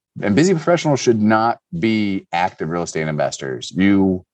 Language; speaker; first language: English; native; English